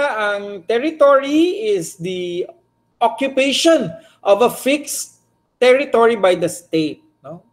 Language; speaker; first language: English; non-native, local second language; Filipino